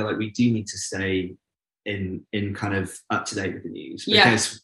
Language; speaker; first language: English; native; English